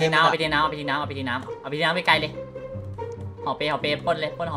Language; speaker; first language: Thai; native; Thai